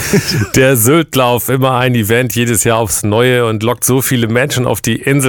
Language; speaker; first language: German; native; German